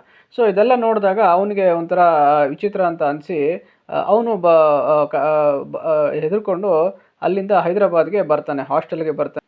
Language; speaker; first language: Kannada; native; Kannada